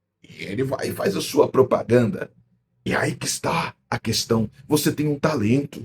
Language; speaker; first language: Portuguese; native; Portuguese